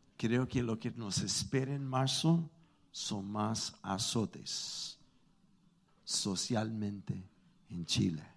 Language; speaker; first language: Spanish; non-native, fluent; English